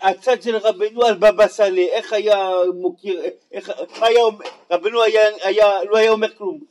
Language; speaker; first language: Hebrew; non-native, fluent; French